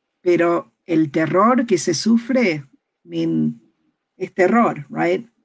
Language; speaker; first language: Spanish; early bilingual, heritage; Spanish